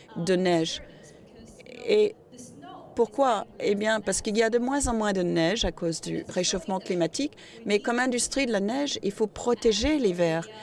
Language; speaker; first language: French; non-native, fluent; Cantonese